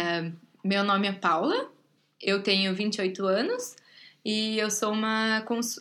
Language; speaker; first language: English; non-native, learner; Portuguese